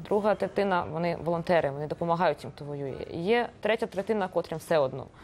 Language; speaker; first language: Ukrainian; native; Ukrainian